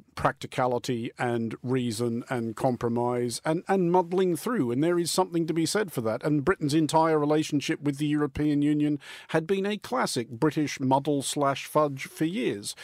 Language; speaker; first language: English; native; English